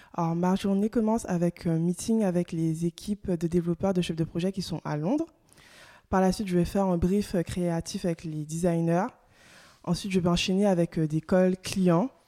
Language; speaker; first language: French; native; French